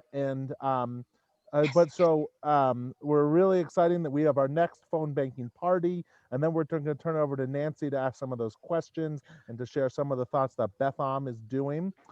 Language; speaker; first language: English; native; English